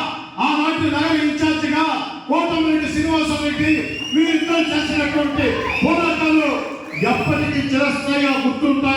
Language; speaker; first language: Telugu; native; Telugu